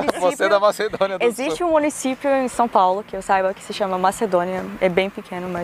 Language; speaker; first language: Portuguese; non-native, fluent; Macedonian